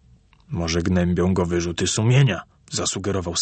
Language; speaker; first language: Polish; native; Polish